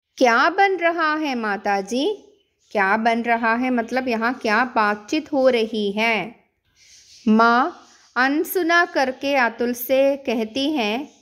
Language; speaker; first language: Hindi; non-native, local second language; Malayalam